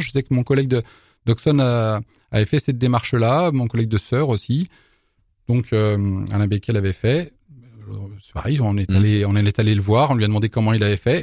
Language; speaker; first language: French; native; French